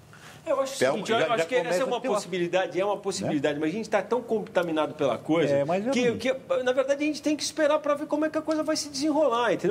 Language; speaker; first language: Portuguese; native; Portuguese